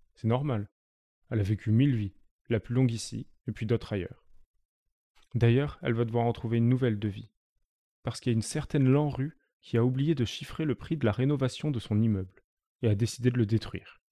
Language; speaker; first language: French; native; French